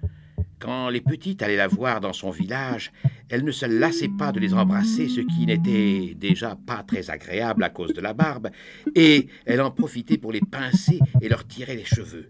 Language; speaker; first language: French; native; French